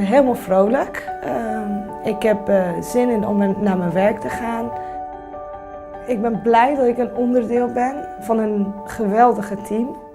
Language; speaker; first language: Dutch; non-native, fluent; Persian